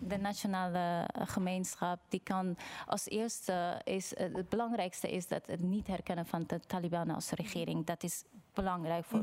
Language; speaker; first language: Dutch; non-native, fluent; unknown